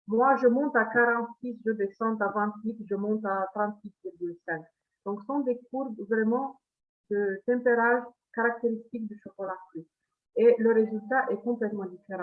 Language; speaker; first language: French; non-native, fluent; Italian